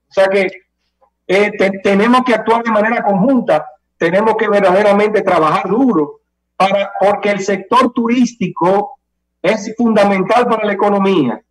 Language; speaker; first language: Spanish; native; Spanish